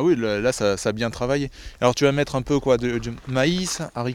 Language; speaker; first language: French; native; French